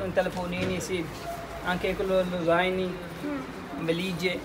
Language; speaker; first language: Italian; non-native, learner; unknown